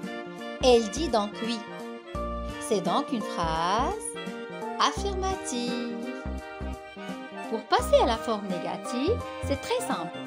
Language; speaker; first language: French; non-native, local second language; Arabic